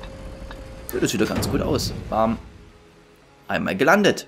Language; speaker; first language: German; native; German